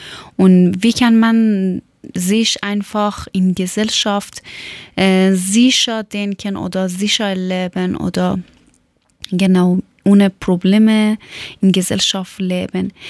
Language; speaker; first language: German; non-native, learner; Persian